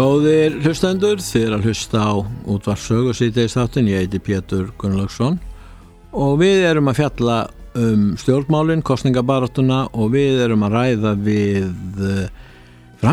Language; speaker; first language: Icelandic; native; Icelandic